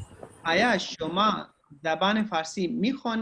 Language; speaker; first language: Persian; non-native, learner; Urdu